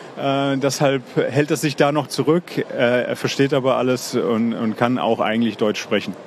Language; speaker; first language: German; native; German